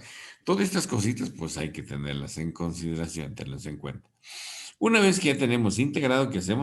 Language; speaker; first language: Spanish; native; Spanish